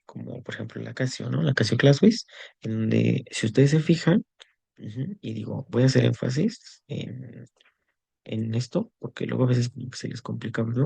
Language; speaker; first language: Spanish; native; Spanish